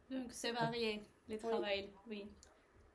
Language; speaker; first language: French; non-native, learner; Spanish